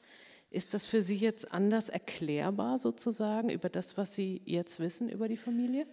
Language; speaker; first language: German; native; German